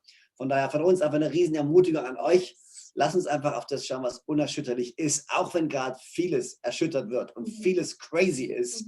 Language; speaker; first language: German; native; German